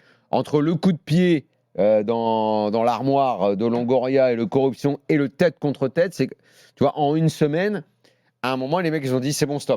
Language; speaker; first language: French; native; French